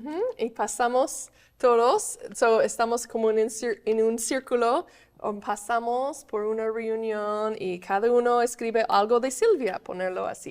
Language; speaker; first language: Spanish; non-native, fluent; English